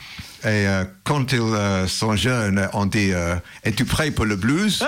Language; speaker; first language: French; non-native, learner; English